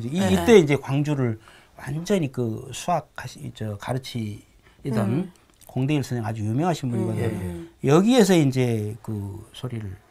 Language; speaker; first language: Korean; native; Korean